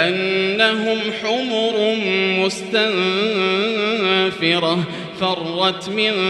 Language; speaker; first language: Arabic; native; Arabic